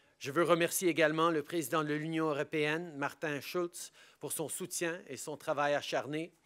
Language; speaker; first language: French; native; French